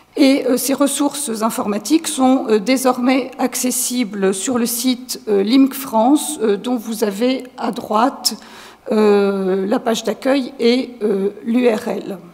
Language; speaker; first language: French; native; French